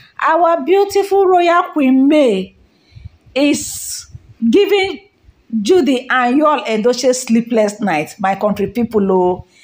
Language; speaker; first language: Nigerian Pidgin; non-native, local second language; Igbo